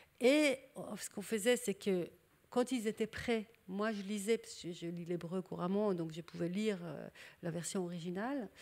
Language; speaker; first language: French; non-native, fluent; Hebrew